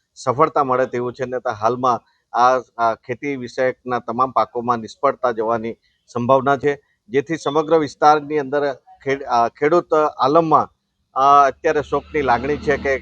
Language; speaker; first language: Gujarati; native; Gujarati